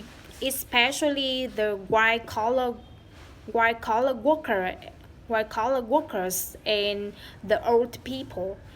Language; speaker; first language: English; non-native, learner; Vietnamese